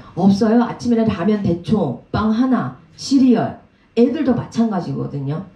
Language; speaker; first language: Korean; native; Korean